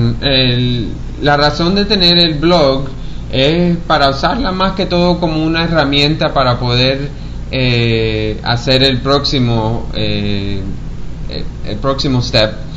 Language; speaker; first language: Spanish; early bilingual, heritage; Spanish